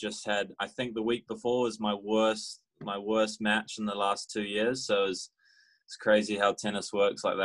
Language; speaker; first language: English; native; English